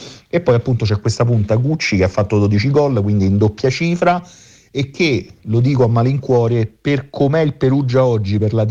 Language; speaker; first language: Italian; native; Italian